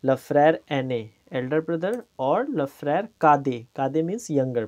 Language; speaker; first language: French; non-native, fluent; Hindi